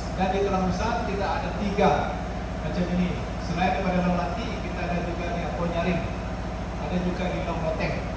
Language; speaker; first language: Malay; non-native, local second language; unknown